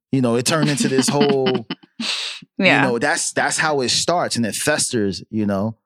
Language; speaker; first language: English; native; English